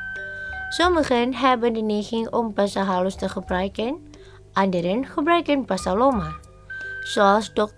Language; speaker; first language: Dutch; non-native, learner; Indonesian